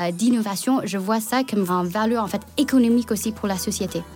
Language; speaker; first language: French; non-native, fluent; Chinese